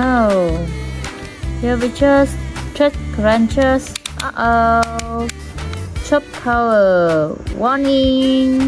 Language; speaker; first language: English; non-native, learner; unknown